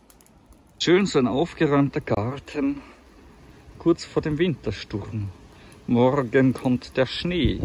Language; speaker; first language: German; native; German